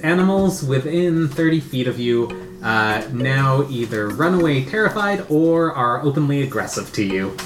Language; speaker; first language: English; native; English